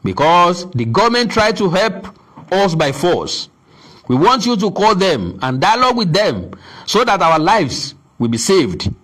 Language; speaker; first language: English; non-native, local second language; Yoruba